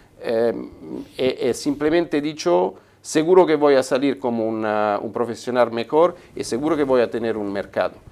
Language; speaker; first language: Spanish; non-native, fluent; Italian